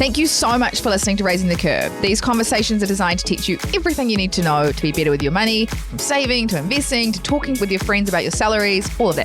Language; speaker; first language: English; native; English